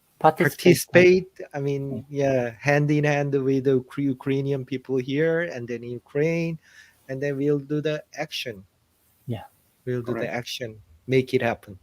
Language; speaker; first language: English; non-native, fluent; Korean